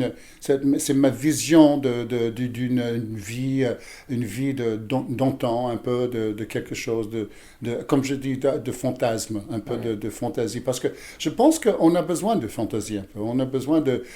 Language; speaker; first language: French; non-native, fluent; English